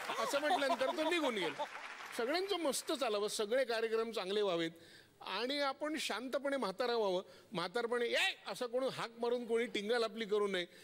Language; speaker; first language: Marathi; native; Marathi